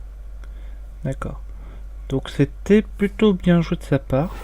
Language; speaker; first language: French; native; French